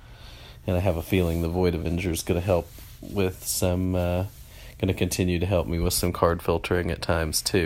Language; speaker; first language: English; native; English